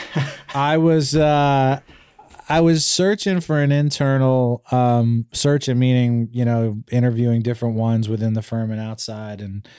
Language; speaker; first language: English; native; English